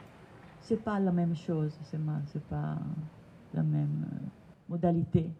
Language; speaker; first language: French; non-native, learner; Italian